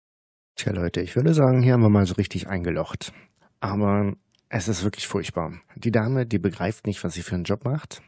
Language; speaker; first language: German; native; German